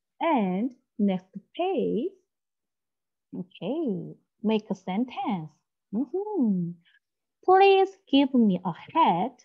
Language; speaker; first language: English; non-native, learner; Korean